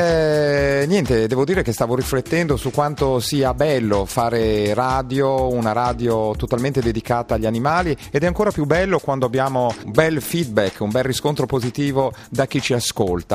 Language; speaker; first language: Italian; native; Italian